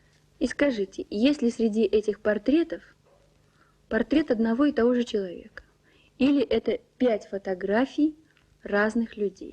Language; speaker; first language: Russian; native; Russian